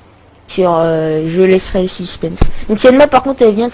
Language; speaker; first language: French; native; French